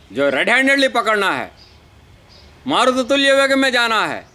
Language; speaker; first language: Hindi; non-native, local second language; Telugu